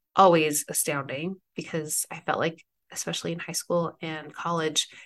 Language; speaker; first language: English; native; English